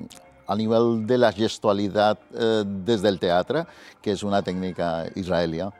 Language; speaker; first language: Catalan; non-native, fluent; Spanish